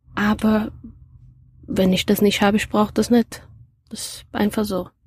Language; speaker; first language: German; non-native, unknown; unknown